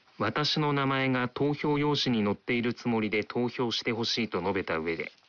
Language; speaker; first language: Japanese; native; Japanese